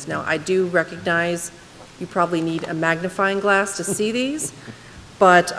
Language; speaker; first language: English; native; English